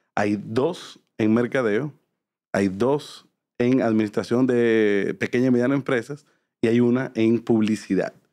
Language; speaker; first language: Spanish; native; Spanish